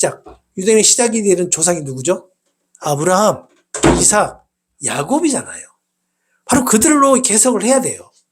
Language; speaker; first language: Korean; native; Korean